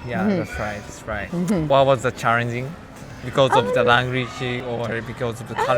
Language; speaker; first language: English; non-native, learner; Japanese